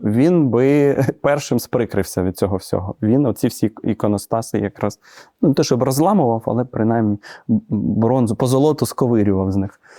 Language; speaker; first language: Ukrainian; native; Ukrainian